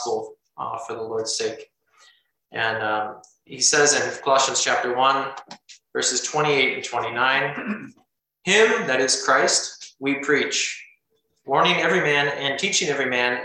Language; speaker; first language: English; native; English